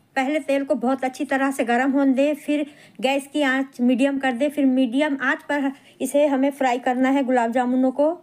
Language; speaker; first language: Hindi; native; Hindi